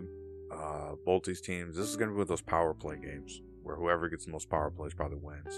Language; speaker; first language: English; native; English